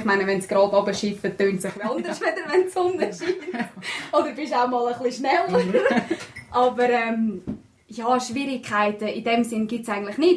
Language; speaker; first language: German; native; German